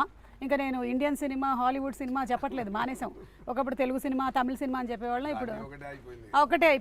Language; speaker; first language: Telugu; native; Telugu